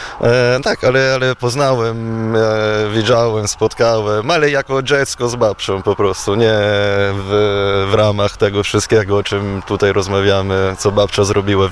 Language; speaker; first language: Polish; non-native, fluent; Italian